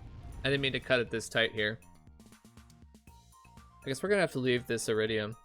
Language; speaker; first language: English; native; English